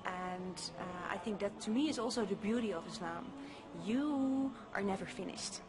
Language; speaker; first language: English; non-native, fluent; Dutch